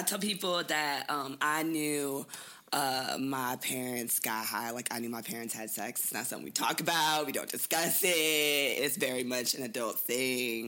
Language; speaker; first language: English; native; English